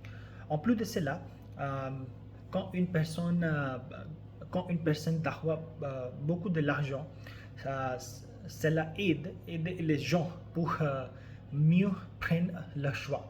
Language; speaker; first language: French; non-native, learner; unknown